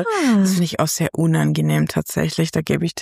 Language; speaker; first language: German; native; German